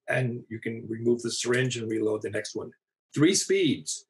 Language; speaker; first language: English; native; English